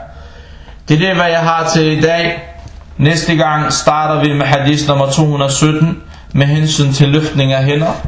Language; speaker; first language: Danish; non-native, local second language; Arabic